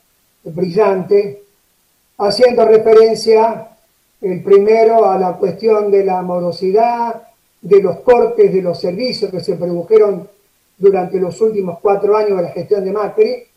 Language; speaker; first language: Spanish; native; Spanish